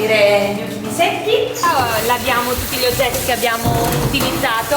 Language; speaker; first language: Italian; native; Italian